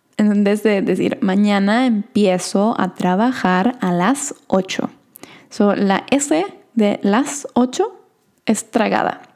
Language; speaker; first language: Spanish; native; Spanish